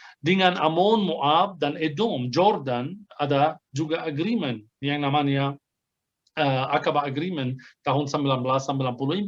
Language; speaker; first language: Indonesian; non-native, fluent; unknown